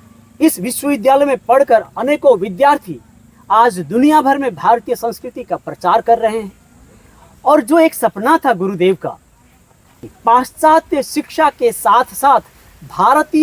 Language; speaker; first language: Hindi; native; Hindi